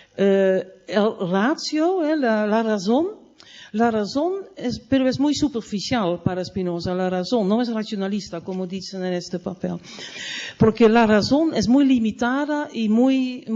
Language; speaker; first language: Spanish; non-native, fluent; Dutch